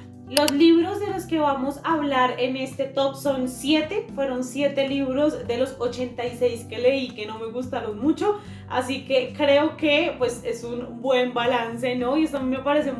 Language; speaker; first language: Spanish; native; Spanish